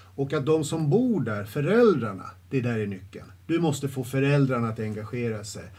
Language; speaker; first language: Swedish; native; Swedish